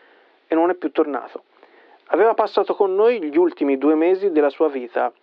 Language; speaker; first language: Italian; native; Italian